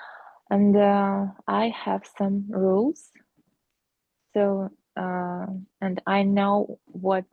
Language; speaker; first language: English; non-native, fluent; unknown